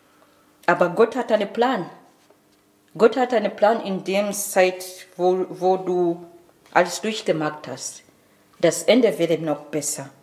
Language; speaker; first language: German; non-native, learner; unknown